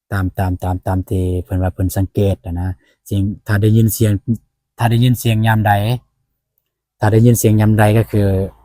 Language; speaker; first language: Lao; non-native, local second language; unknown